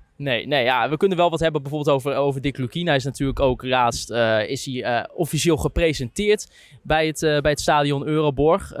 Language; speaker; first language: Dutch; native; Dutch